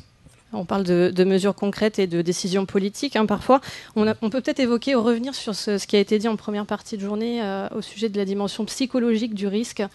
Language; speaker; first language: French; native; French